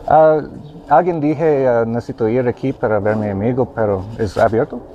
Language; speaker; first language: Spanish; non-native, learner; English